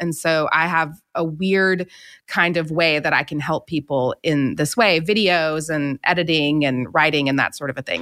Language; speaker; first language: English; native; English